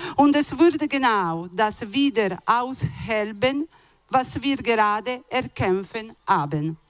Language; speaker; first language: German; non-native, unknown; Italian